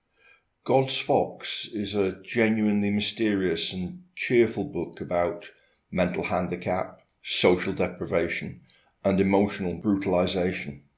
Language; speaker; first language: English; native; English